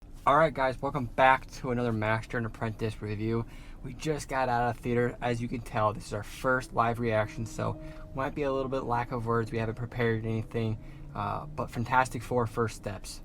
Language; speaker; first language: English; native; English